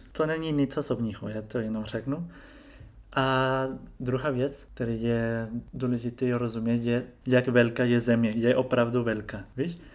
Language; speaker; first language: Czech; non-native, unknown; Spanish